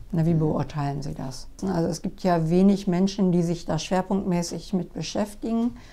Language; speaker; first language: German; native; German